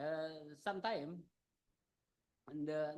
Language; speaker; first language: English; non-native, learner; Indonesian